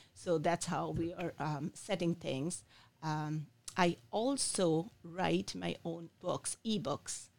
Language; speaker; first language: English; non-native, local second language; Bangla